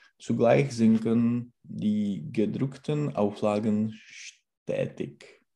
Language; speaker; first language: German; non-native, learner; Czech